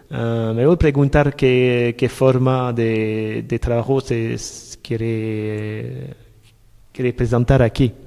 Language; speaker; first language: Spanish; non-native, learner; French